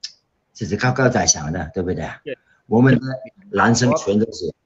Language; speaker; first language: Chinese; non-native, local second language; Cantonese